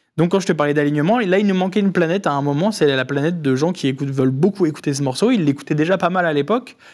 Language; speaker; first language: French; native; French